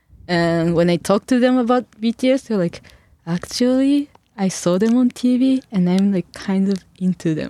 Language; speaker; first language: English; non-native, fluent; Japanese